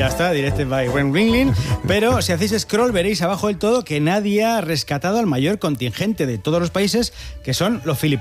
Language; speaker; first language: Spanish; native; Spanish